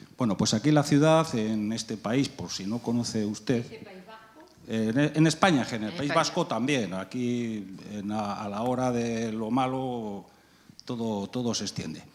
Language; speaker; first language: Spanish; native; Spanish